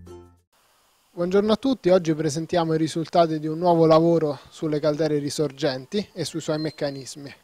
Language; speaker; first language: Italian; native; Italian